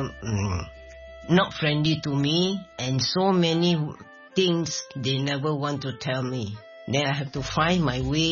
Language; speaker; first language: English; non-native, local second language; Min Nan Chinese